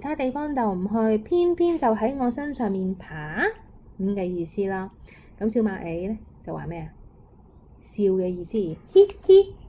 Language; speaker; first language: Chinese; non-native, local second language; Cantonese